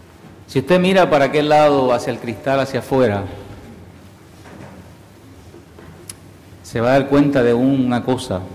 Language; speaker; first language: Spanish; native; Spanish